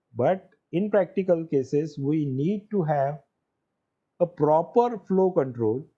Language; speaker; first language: English; non-native, local second language; Marathi